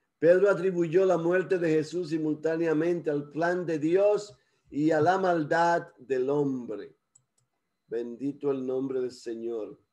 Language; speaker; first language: Spanish; early bilingual, heritage; Spanish